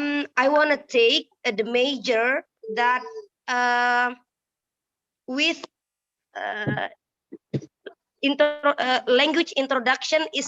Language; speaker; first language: English; non-native, learner; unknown